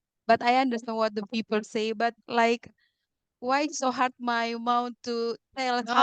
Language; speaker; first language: English; non-native, learner; Indonesian